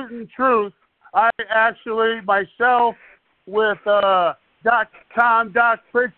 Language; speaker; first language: English; native; English